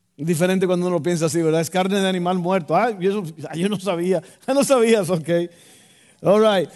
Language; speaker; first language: Spanish; native; Spanish